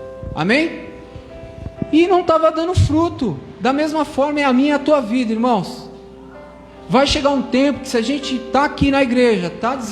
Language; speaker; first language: Portuguese; native; Portuguese